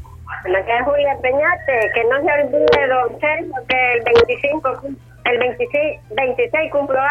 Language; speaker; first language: Spanish; native; Spanish